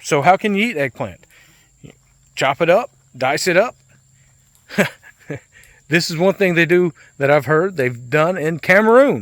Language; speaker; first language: English; native; English